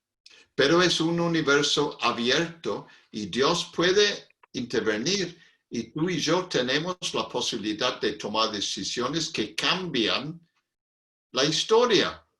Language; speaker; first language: Spanish; non-native, fluent; English